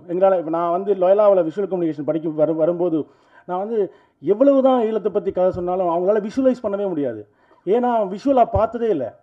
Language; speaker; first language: Tamil; native; Tamil